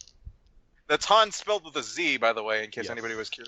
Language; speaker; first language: English; native; English